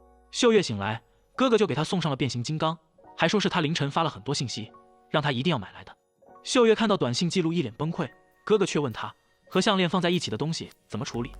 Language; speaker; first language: Chinese; native; Chinese